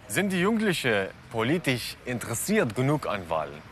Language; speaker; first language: German; non-native, fluent; Arabic